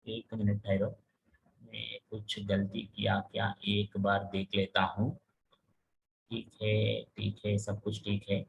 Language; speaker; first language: Hindi; non-native, local second language; Telugu